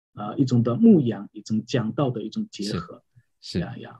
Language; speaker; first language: Chinese; native; Chinese